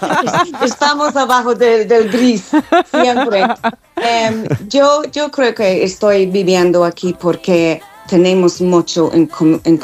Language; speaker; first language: Spanish; non-native, fluent; English